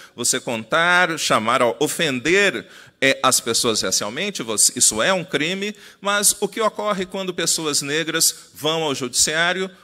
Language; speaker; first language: Portuguese; native; Portuguese